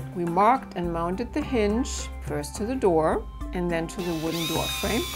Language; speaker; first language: English; non-native, fluent; German